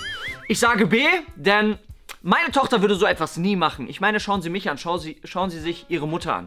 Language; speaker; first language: German; native; German